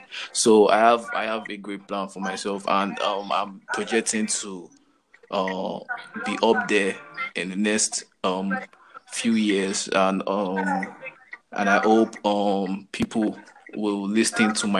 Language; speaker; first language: English; non-native, local second language; Yoruba